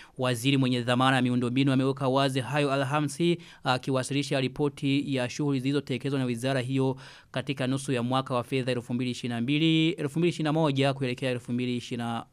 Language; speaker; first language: Swahili; non-native, local second language; Rundi